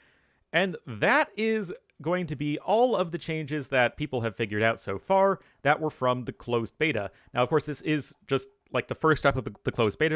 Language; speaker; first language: English; native; English